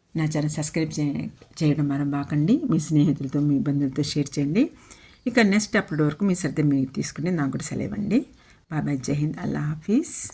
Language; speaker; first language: Telugu; non-native, local second language; Urdu